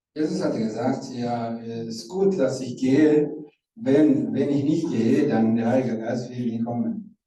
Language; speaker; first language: German; non-native, learner; Rundi